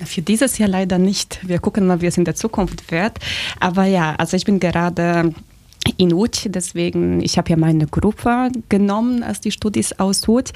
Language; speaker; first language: German; non-native, fluent; Polish